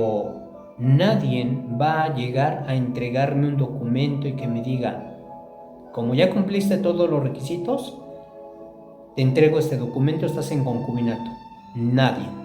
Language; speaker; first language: Spanish; native; Spanish